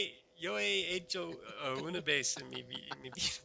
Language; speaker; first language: Spanish; non-native, learner; English